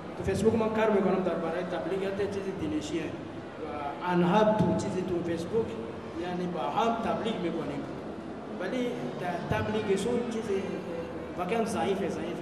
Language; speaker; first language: Persian; non-native, learner; Malagasy